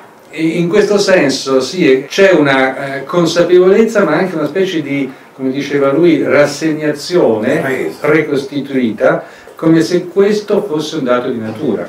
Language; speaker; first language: Italian; native; Italian